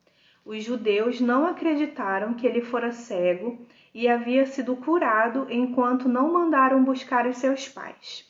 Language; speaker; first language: Portuguese; native; Portuguese